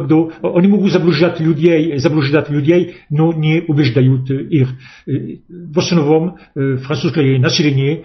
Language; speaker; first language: Russian; non-native, fluent; French